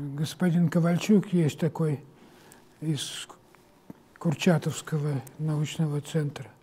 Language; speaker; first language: Russian; native; Russian